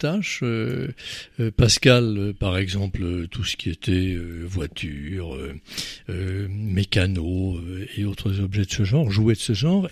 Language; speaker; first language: French; native; French